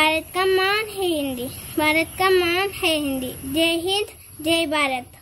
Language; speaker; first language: Hindi; non-native, local second language; Malayalam